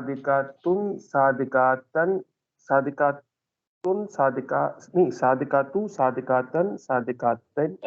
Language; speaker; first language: Arabic; non-native, learner; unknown